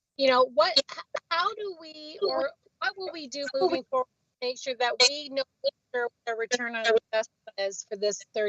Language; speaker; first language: English; non-native, fluent; Vietnamese